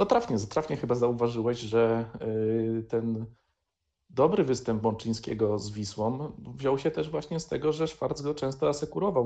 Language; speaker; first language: Polish; native; Polish